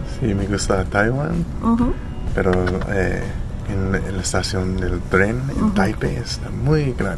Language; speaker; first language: Spanish; non-native, learner; English